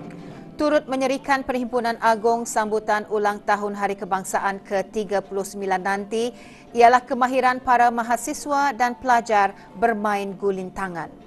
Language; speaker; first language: Malay; native; Malay